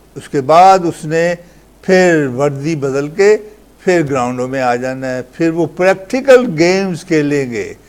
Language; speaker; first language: Urdu; native; Urdu